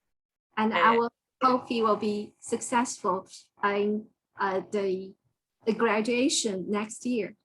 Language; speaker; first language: English; non-native, fluent; Chinese